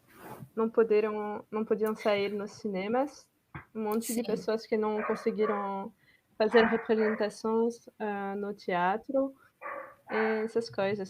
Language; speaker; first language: Portuguese; non-native, fluent; French